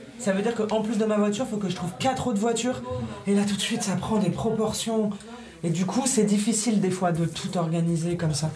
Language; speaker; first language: French; native; French